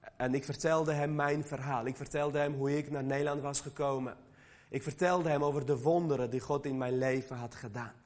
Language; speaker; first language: Dutch; early bilingual, other home language; Armenian